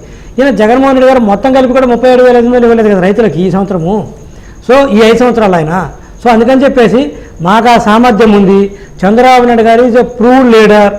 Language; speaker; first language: Telugu; native; Telugu